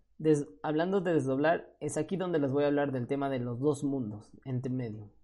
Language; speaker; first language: Spanish; native; Spanish